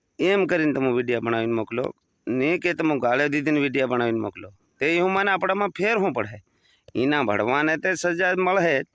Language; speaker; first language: Gujarati; non-native, local second language; Bhili